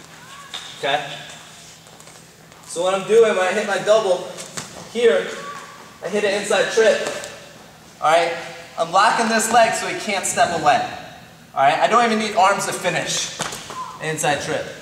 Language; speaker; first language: English; native; English